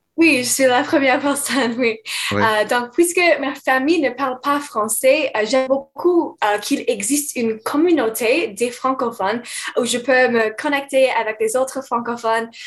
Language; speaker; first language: French; non-native, fluent; English